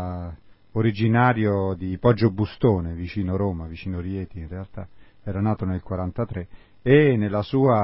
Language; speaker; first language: Italian; native; Italian